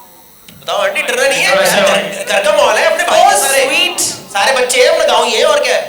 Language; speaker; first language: Hindi; native; Hindi